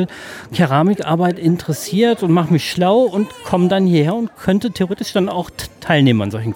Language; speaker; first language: German; native; German